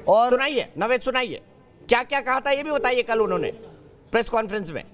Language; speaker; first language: Hindi; native; Hindi